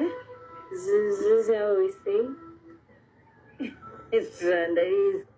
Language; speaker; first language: English; non-native, local second language; Kinyarwanda